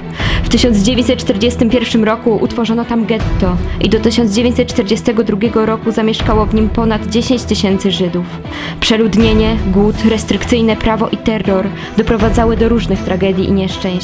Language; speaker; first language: Polish; native; Polish